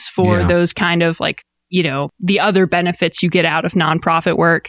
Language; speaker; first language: English; native; English